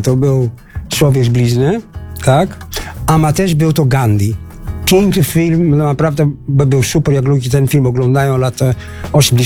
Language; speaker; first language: Polish; non-native, fluent; Dutch